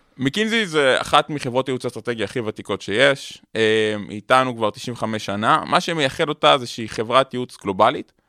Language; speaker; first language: Hebrew; native; Hebrew